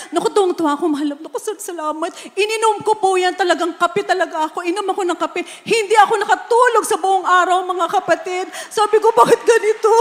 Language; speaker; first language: Filipino; native; Filipino